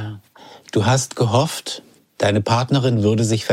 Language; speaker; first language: German; native; German